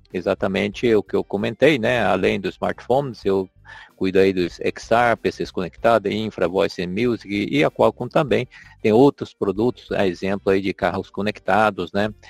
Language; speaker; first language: Portuguese; native; Portuguese